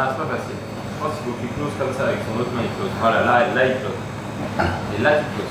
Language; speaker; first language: French; native; French